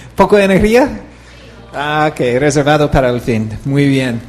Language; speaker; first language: Spanish; non-native, learner; English